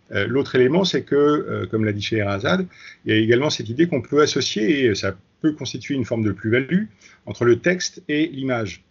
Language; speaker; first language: French; native; French